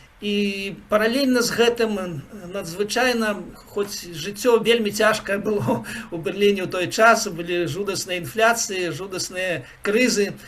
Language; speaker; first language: Belarusian; non-native, local second language; Russian